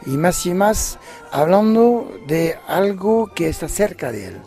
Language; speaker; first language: Spanish; non-native, fluent; French